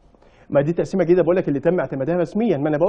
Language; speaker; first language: Arabic; native; Arabic